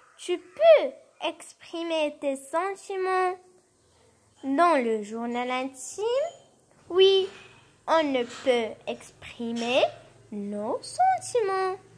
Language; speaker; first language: French; non-native, local second language; Arabic